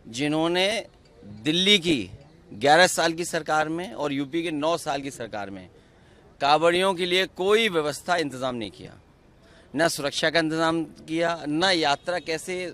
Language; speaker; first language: Hindi; native; Hindi